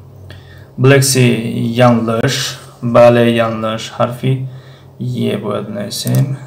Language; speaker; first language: Turkish; non-native, fluent; Tajik